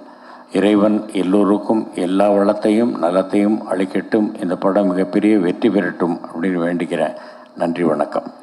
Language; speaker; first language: Tamil; native; Tamil